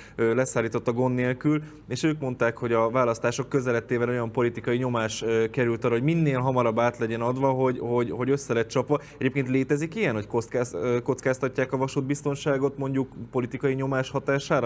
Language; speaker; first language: Hungarian; native; Hungarian